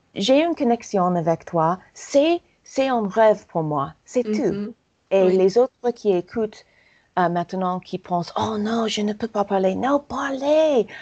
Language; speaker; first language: French; non-native, learner; English